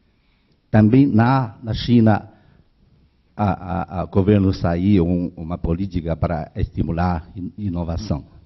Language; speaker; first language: Portuguese; non-native, learner; Chinese